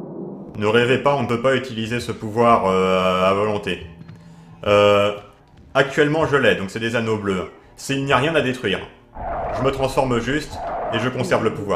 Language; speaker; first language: French; native; French